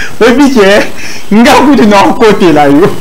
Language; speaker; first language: French; non-native, local second language; Lingala